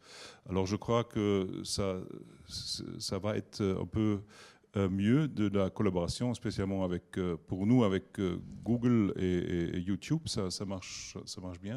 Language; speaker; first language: French; non-native, learner; German